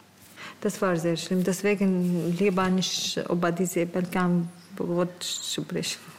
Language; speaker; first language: German; non-native, learner; Arabic